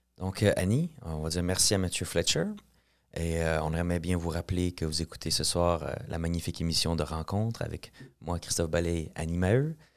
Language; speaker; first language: French; native; French